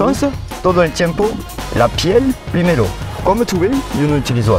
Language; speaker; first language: Spanish; non-native, learner; French